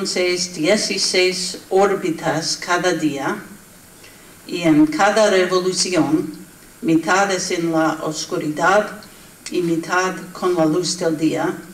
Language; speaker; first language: Spanish; non-native, learner; English